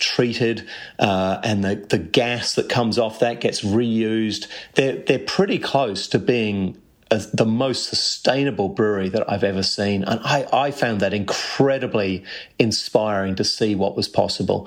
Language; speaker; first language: English; native; English